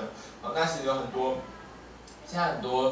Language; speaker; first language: Chinese; native; Chinese